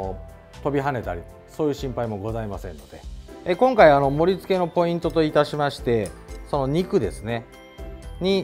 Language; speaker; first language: Japanese; native; Japanese